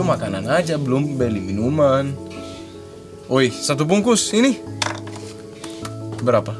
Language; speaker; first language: Indonesian; non-native, learner; Danish